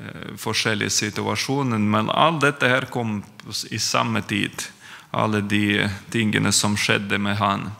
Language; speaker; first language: Swedish; non-native, fluent; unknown